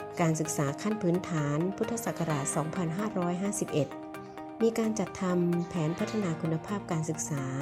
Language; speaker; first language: Thai; native; Thai